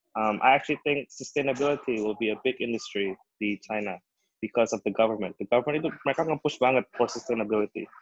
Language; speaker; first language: English; non-native, fluent; Indonesian